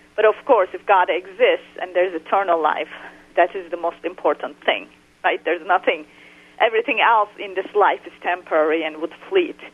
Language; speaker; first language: English; non-native, fluent; Turkish